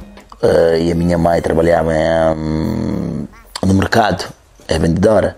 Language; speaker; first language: Portuguese; non-native, local second language; Upper Guinea Crioulo